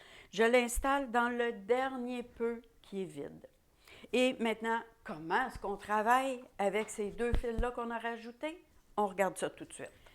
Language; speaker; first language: French; native; French